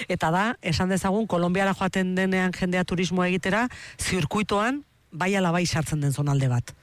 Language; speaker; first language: Basque; native; Basque